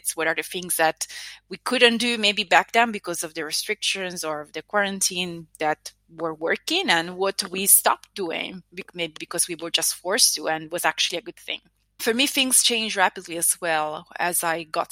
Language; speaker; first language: English; non-native, fluent; Italian